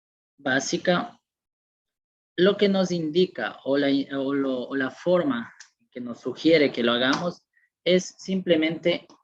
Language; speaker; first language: Spanish; native; Spanish